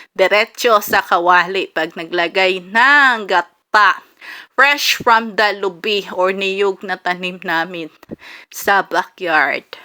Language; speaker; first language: Filipino; non-native, local second language; Cebuano